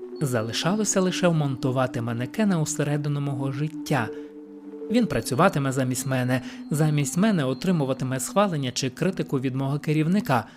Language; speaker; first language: Ukrainian; native; Ukrainian